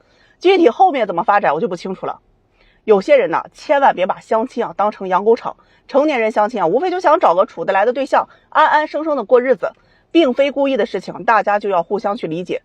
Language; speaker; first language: Chinese; native; Chinese